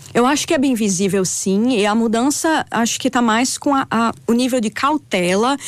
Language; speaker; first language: Portuguese; native; Portuguese